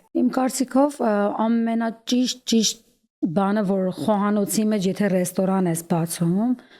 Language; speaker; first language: Armenian; native; Armenian